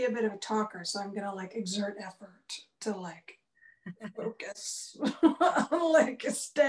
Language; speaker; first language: English; native; English